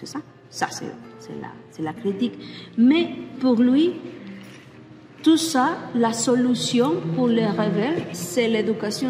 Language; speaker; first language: French; non-native, learner; Spanish